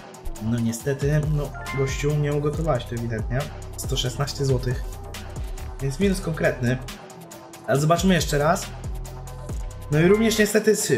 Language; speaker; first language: Polish; native; Polish